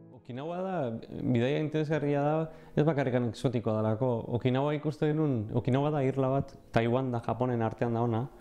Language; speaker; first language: Basque; native; Basque